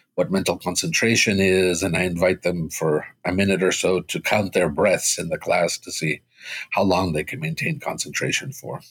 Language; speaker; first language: English; early bilingual, other home language; Spanish